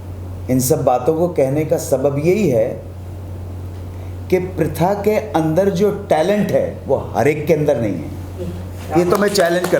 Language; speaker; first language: Hindi; native; Hindi